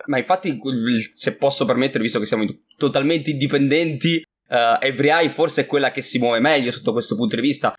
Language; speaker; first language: Italian; native; Italian